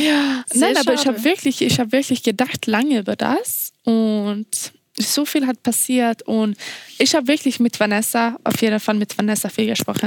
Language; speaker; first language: German; non-native, fluent; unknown